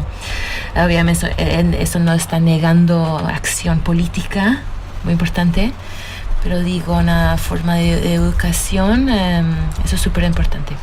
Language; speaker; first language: Spanish; early bilingual, heritage; Spanish